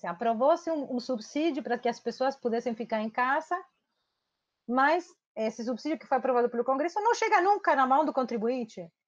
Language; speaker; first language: Portuguese; non-native, fluent; Spanish